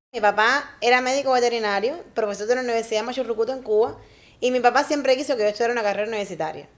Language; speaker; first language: Spanish; native; Spanish